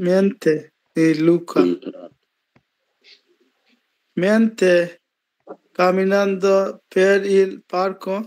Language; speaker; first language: Italian; non-native, learner; Bangla